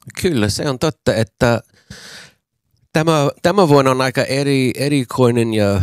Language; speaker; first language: Finnish; non-native, fluent; English